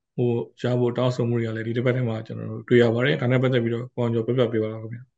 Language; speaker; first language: Burmese; native; Burmese